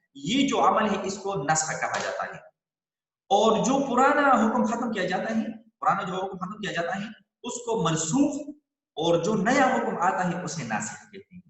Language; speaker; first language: Urdu; non-native, local second language; Pashto